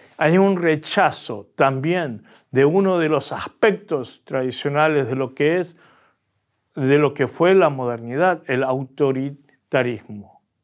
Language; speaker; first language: Spanish; early bilingual, other home language; Korean